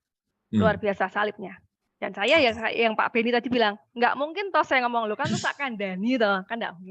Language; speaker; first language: Malay; native; Malay